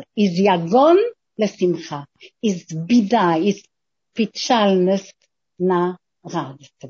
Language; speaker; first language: Russian; non-native, fluent; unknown